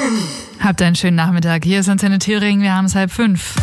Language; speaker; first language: German; native; German